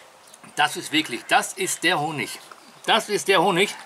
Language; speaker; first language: German; native; German